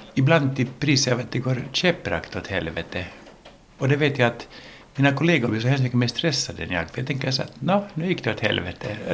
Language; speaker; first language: Swedish; early bilingual, other home language; English